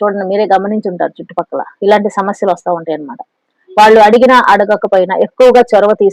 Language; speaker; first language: Telugu; native; Telugu